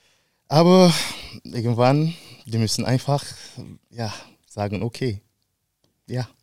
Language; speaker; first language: German; non-native, fluent; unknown